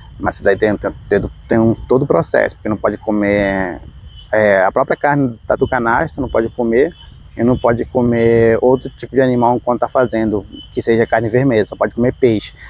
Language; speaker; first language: Portuguese; non-native, local second language; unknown